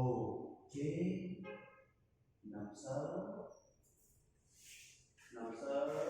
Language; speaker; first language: Vietnamese; non-native, learner; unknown